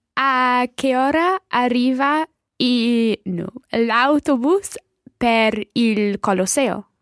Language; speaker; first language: Italian; non-native, learner; English